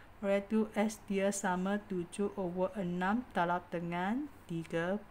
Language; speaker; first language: Malay; non-native, local second language; Chinese